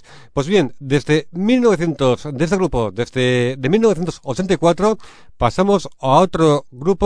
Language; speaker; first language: Spanish; native; Spanish